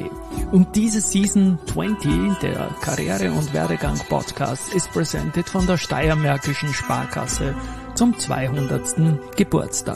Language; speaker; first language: German; native; German